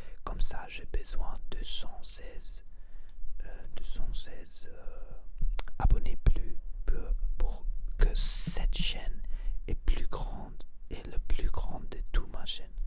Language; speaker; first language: French; non-native, learner; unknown